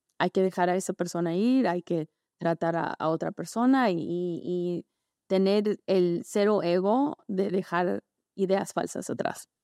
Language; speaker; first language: Spanish; early bilingual, heritage; Spanish